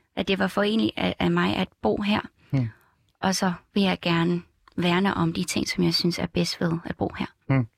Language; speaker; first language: Danish; non-native, fluent; Vietnamese